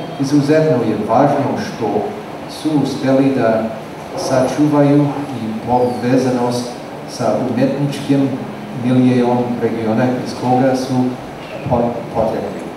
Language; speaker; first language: Serbian; non-native, learner; English